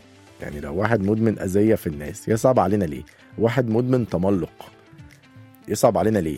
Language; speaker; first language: Arabic; native; Arabic